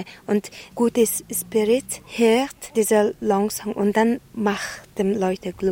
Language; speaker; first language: German; non-native, learner; Mongolian